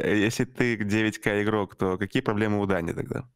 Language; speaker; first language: Russian; native; Russian